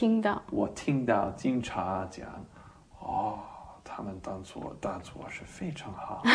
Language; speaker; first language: Chinese; non-native, learner; English